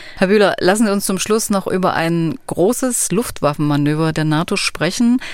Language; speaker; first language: German; native; German